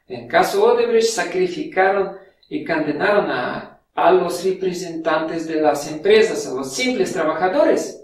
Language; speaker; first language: Spanish; non-native, fluent; Russian